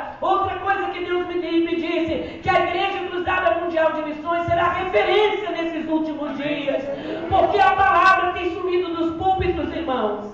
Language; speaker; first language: Portuguese; native; Portuguese